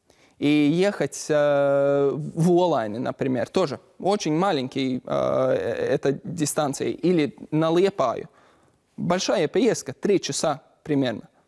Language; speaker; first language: Russian; non-native, learner; Latvian